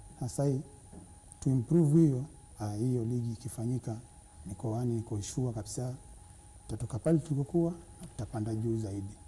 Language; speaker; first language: Swahili; native; Swahili